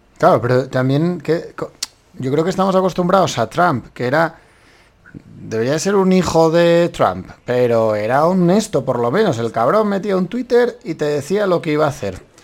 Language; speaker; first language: Spanish; native; Spanish